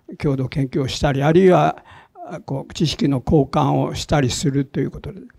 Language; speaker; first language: Japanese; native; Japanese